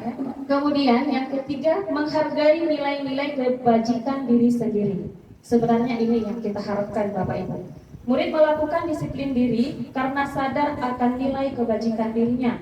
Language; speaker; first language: Indonesian; native; Indonesian